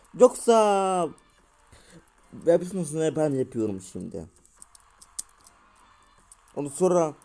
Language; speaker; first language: Turkish; non-native, learner; Russian